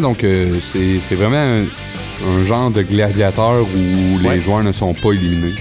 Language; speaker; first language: French; native; French